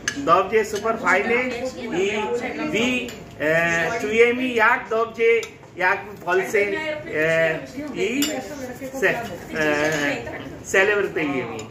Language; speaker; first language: Polish; non-native, learner; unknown